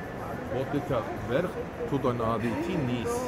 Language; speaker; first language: Russian; non-native, learner; Turkish